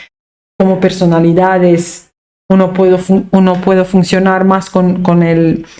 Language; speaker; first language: Spanish; non-native, fluent; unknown